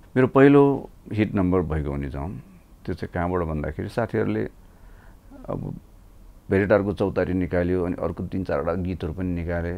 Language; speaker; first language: Nepali; native; Nepali